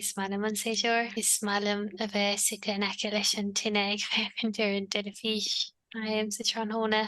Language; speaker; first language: Irish; native; Irish